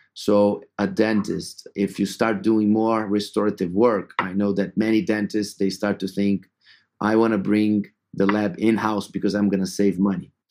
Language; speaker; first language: English; non-native, fluent; Portuguese